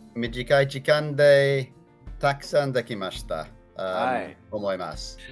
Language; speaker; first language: Japanese; non-native, learner; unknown